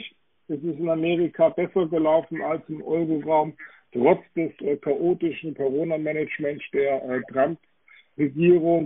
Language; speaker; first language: German; native; German